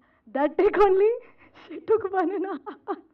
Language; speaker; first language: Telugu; non-native, fluent; Hindi